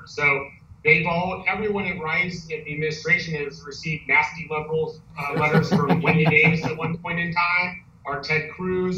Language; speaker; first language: English; native; English